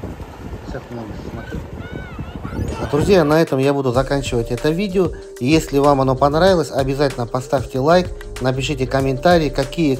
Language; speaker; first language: Russian; native; Russian